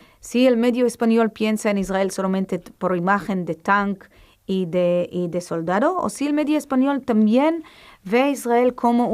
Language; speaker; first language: Spanish; non-native, fluent; Hebrew